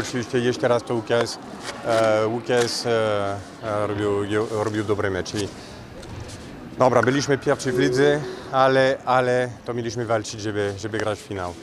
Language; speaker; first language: Polish; non-native, fluent; French